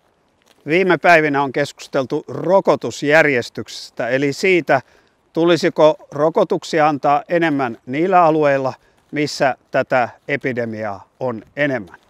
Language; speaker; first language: Finnish; native; Finnish